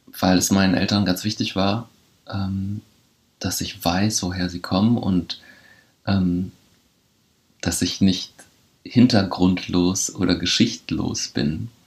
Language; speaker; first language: German; early bilingual, other home language; Polish